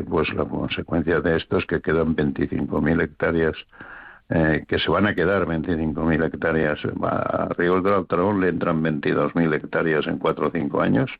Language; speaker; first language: Spanish; native; Spanish